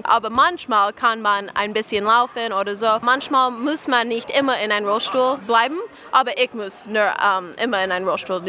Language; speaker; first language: German; non-native, learner; English